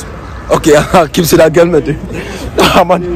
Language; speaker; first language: Turkish; non-native, learner; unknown